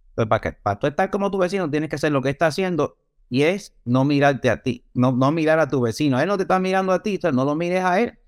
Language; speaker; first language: Spanish; native; Spanish